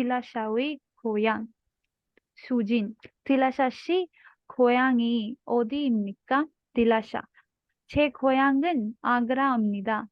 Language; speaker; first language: Korean; non-native, learner; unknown